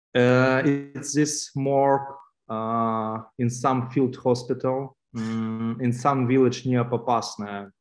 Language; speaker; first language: English; non-native, fluent; Ukrainian